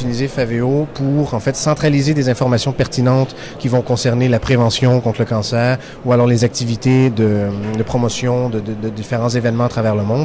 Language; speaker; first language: French; native; French